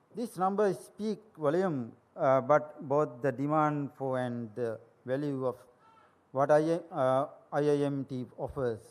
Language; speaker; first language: English; non-native, local second language; Sinhala